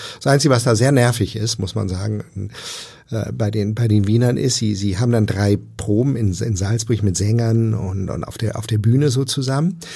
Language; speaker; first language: German; native; German